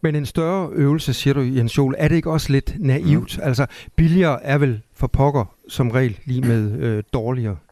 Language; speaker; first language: Danish; native; Danish